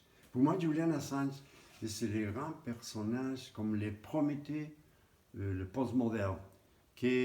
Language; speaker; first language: French; non-native, fluent; Spanish